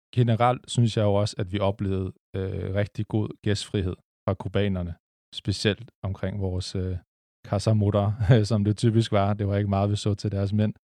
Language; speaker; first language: Danish; native; Danish